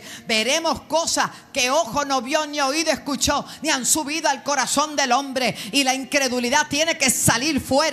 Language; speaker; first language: Spanish; native; Spanish